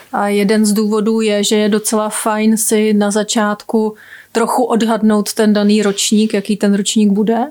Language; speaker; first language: Czech; native; Czech